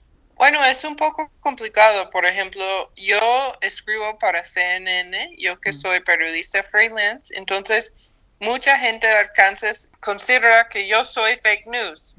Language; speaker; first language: Spanish; non-native, fluent; English